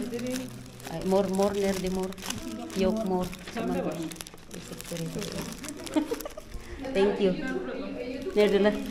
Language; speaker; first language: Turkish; non-native, learner; Filipino